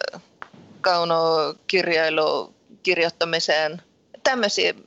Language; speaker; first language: Finnish; early bilingual, heritage; Finnish